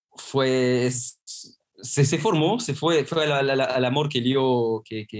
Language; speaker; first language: Spanish; non-native, fluent; Luxembourgish